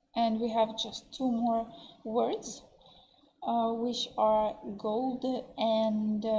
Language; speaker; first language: English; non-native, fluent; Russian